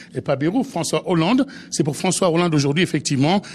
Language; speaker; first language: French; native; French